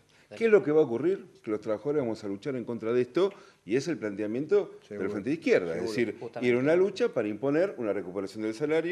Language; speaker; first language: Spanish; native; Spanish